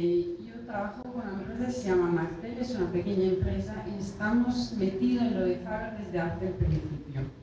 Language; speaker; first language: Spanish; non-native, fluent; Italian